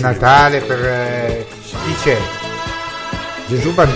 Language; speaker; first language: Italian; native; Italian